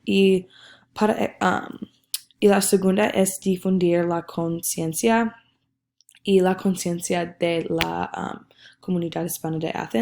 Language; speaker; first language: Spanish; non-native, learner; English